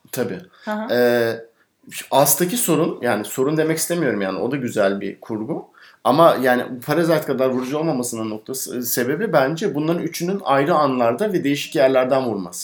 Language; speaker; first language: Turkish; native; Turkish